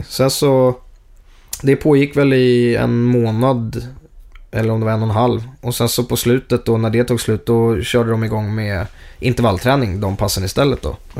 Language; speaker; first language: Swedish; native; Swedish